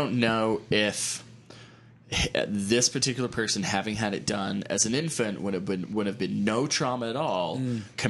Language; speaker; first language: English; native; English